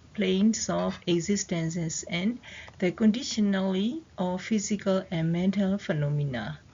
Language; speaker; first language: English; non-native, fluent; Burmese